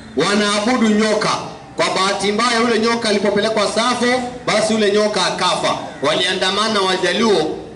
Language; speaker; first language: Swahili; native; Swahili